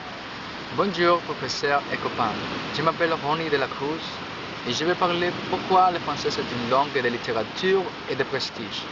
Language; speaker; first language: French; non-native, learner; Spanish